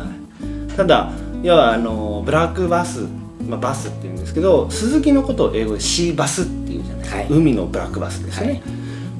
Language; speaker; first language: Japanese; native; Japanese